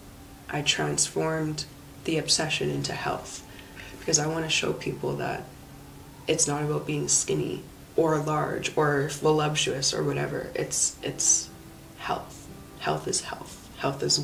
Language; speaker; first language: English; native; English